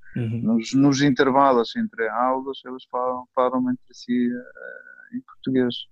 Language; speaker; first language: Portuguese; non-native, fluent; Ukrainian